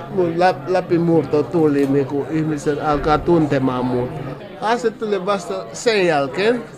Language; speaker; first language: Finnish; non-native, fluent; Mandingo